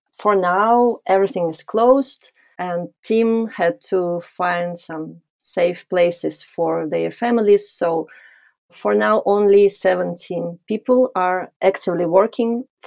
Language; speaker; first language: English; non-native, fluent; Ukrainian